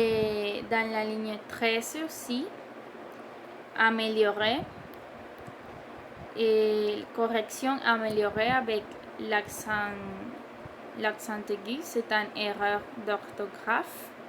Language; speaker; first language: French; non-native, learner; Spanish